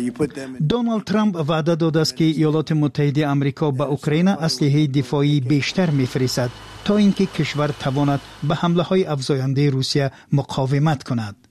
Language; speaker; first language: Tajik; native; Tajik